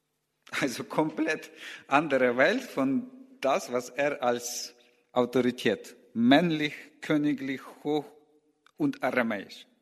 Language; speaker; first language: German; non-native, learner; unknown